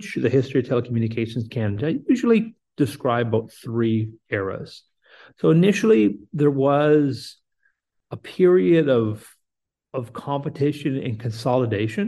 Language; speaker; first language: English; native; English